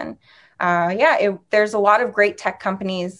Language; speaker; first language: English; native; English